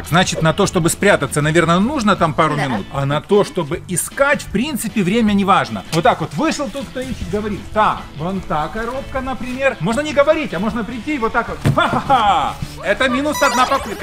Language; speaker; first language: Russian; native; Russian